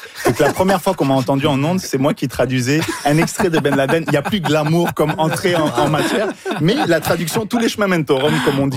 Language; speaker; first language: French; native; French